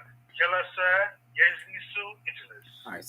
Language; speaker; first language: Arabic; non-native, learner; English